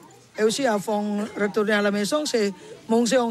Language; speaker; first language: French; non-native, learner; Balinese